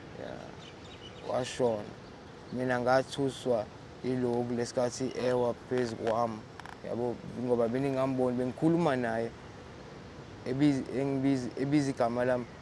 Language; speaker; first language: Zulu; native; Zulu